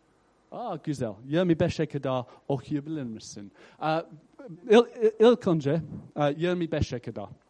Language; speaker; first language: Turkish; non-native, fluent; English